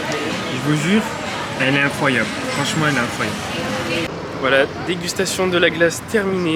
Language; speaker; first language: French; native; French